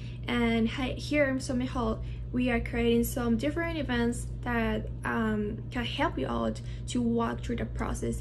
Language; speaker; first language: English; non-native, local second language; Spanish